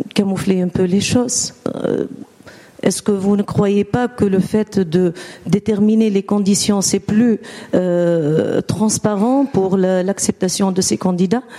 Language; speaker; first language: French; non-native, local second language; Arabic